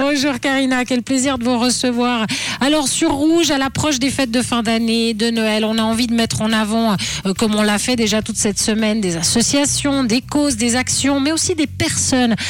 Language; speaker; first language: French; early bilingual, other home language; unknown